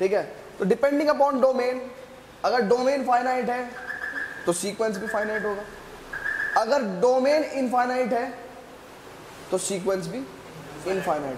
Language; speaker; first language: Hindi; native; Hindi